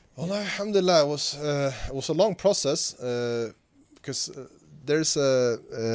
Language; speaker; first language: English; non-native, fluent; Swedish